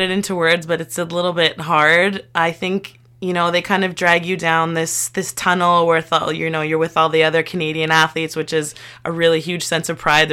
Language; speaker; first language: English; native; English